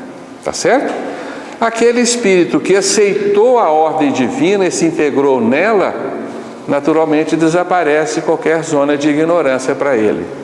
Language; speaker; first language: Portuguese; native; Portuguese